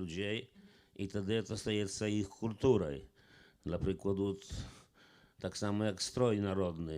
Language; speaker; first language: Polish; non-native, local second language; Belarusian